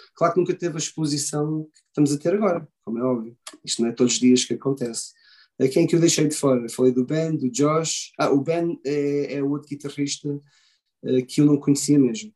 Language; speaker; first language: Portuguese; early bilingual, heritage; Portuguese